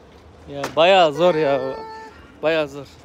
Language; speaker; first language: Turkish; native; Turkish